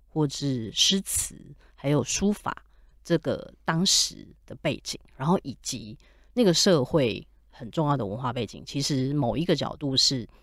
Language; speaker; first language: Chinese; native; Chinese